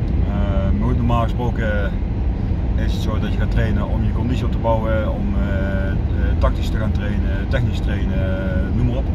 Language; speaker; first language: Dutch; native; Dutch